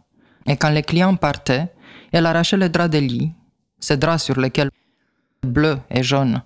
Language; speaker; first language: French; native; French